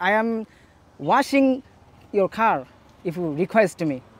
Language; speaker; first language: English; non-native, local second language; Bangla